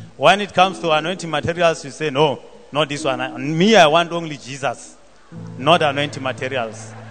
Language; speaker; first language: English; non-native, local second language; Southern Sotho